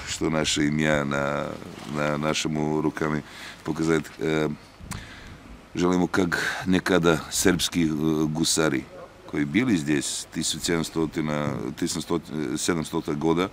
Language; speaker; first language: Russian; non-native, learner; Serbian